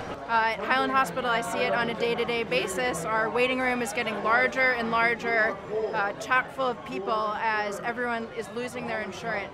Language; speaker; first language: English; native; English